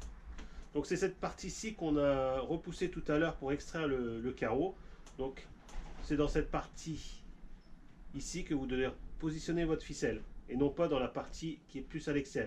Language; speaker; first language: French; native; French